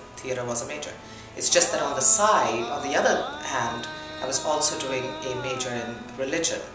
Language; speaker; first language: English; non-native, local second language; Urdu